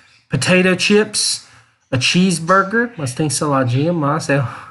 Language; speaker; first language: Portuguese; non-native, learner; English